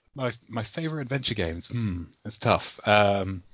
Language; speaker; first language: English; native; English